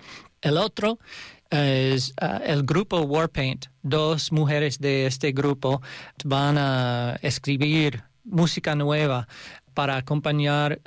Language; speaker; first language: Spanish; non-native, learner; English